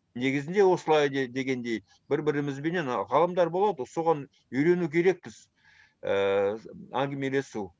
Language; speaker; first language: Kazakh; early bilingual, heritage; Kazakh